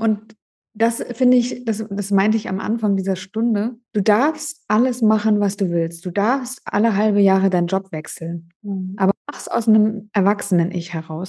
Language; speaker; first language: German; native; German